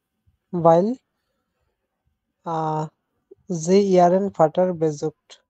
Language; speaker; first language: German; non-native, learner; Bangla